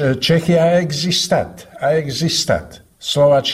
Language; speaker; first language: Romanian; non-native, learner; Slovak